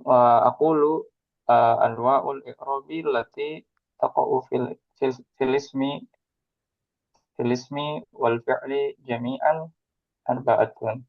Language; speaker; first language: Arabic; non-native, learner; Indonesian